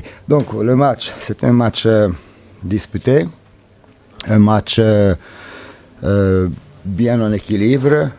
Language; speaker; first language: French; non-native, fluent; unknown